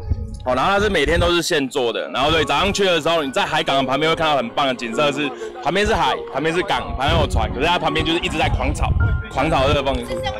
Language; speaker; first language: Chinese; native; Chinese